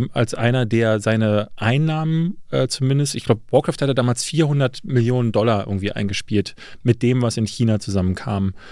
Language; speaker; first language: German; native; German